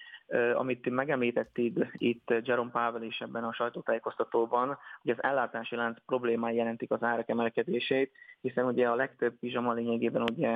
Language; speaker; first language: Hungarian; native; Hungarian